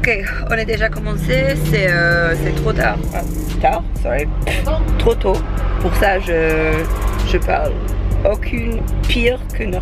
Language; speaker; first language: French; non-native, learner; English